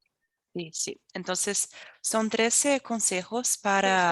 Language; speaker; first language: Spanish; non-native, fluent; Portuguese